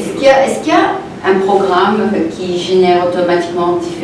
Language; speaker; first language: French; non-native, local second language; Arabic